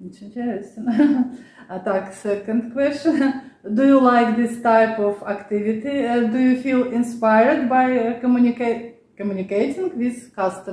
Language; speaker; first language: English; non-native, learner; Russian